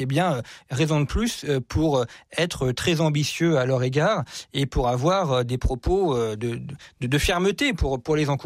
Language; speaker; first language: French; native; French